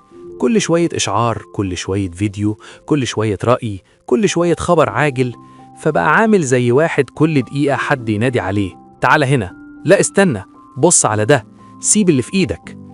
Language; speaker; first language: Arabic; native; Arabic